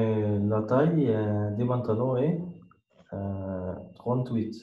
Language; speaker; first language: French; non-native, learner; Arabic